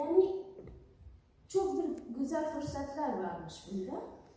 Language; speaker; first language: Turkish; non-native, learner; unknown